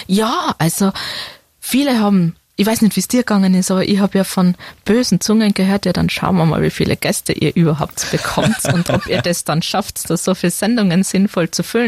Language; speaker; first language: German; native; German